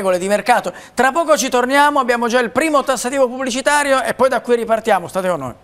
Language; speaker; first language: Italian; native; Italian